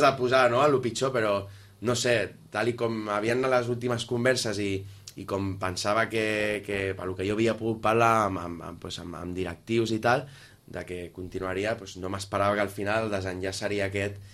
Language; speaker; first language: Catalan; native; Catalan